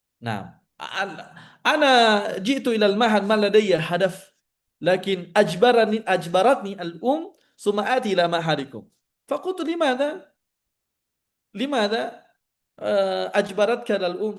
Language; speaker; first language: Arabic; non-native, fluent; Indonesian